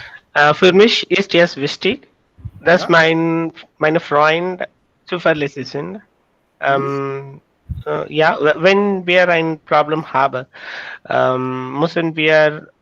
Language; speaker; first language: German; non-native, learner; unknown